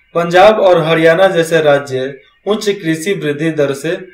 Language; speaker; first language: Hindi; native; Hindi